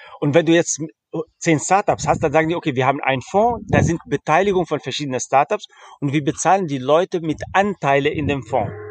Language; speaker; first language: German; early bilingual, heritage; German